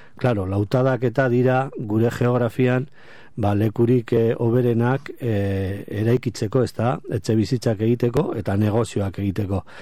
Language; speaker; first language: Basque; native; Basque